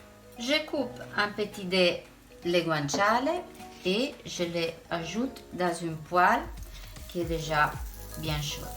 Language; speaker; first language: French; non-native, fluent; Italian